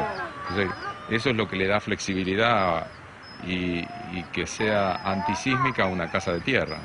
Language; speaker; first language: Spanish; native; Spanish